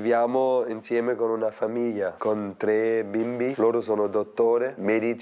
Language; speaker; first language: Italian; non-native, fluent; German